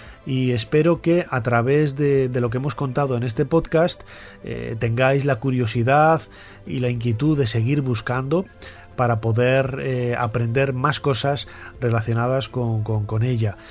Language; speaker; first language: Spanish; native; Spanish